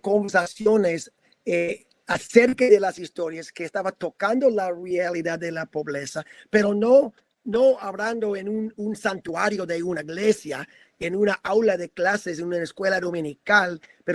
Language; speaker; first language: Spanish; non-native, fluent; English